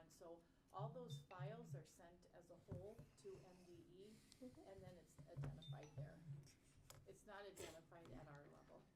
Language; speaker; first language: English; native; English